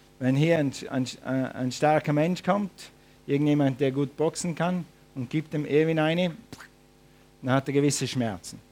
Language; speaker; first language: German; non-native, fluent; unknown